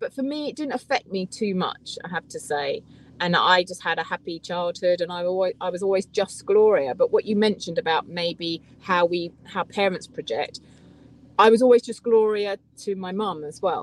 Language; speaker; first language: English; native; English